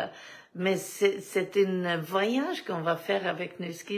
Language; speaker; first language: French; non-native, fluent; Swedish